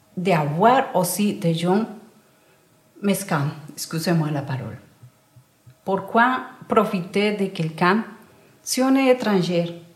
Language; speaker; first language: French; non-native, learner; Spanish